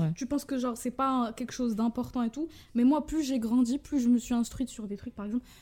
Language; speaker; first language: French; early bilingual, other home language; Arabic